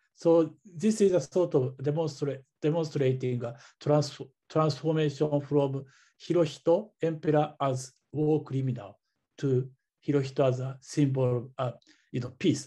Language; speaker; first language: English; non-native, fluent; Japanese